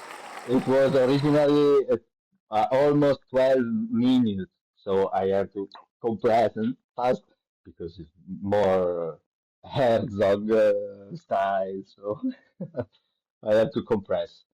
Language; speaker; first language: English; non-native, learner; Italian